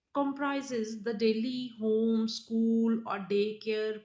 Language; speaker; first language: English; non-native, local second language; Punjabi